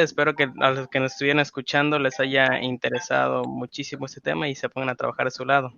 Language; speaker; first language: Spanish; native; Spanish